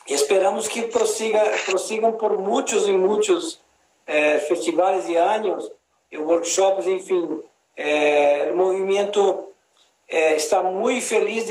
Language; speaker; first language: Spanish; non-native, learner; Portuguese